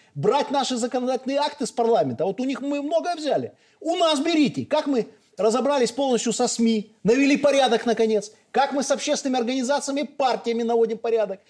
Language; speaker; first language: Russian; native; Russian